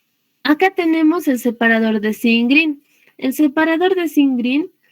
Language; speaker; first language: Spanish; native; Spanish